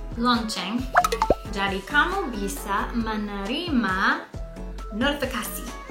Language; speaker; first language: Indonesian; non-native, learner; English